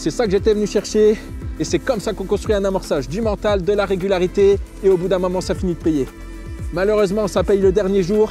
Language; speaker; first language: French; native; French